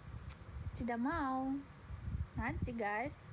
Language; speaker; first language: Indonesian; non-native, learner; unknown